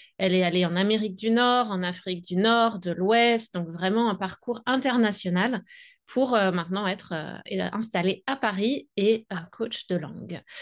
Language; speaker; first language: French; native; French